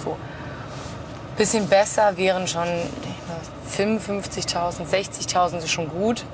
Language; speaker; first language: German; native; German